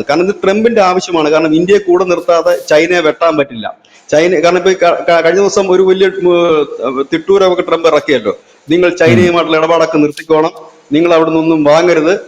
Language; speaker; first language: Malayalam; native; Malayalam